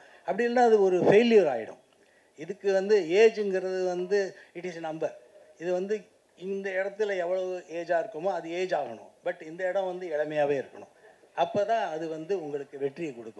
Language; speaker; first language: Tamil; native; Tamil